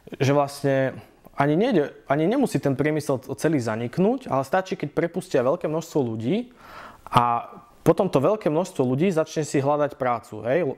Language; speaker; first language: Slovak; native; Slovak